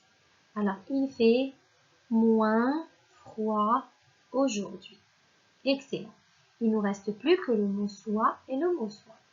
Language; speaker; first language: French; non-native, local second language; Arabic